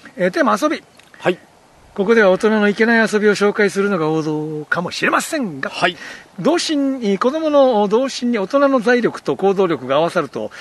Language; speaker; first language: Japanese; native; Japanese